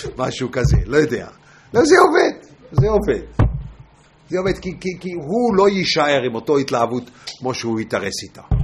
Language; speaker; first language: Hebrew; non-native, fluent; English